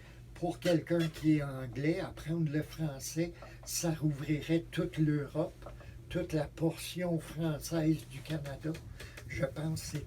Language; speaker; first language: French; native; French